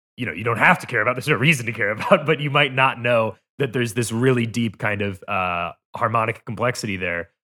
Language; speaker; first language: English; native; English